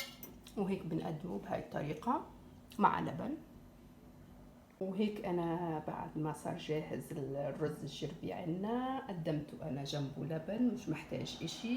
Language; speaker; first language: Arabic; native; Arabic